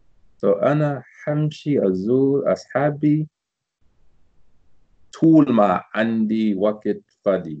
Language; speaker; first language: Arabic; non-native, learner; English